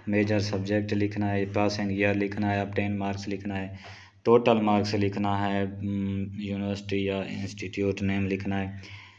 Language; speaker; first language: Urdu; non-native, local second language; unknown